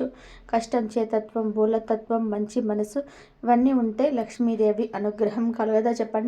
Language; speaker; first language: Telugu; native; Telugu